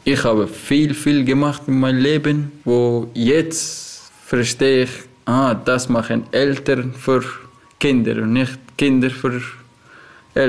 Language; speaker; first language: German; non-native, learner; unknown